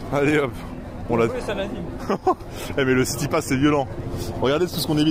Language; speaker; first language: French; native; French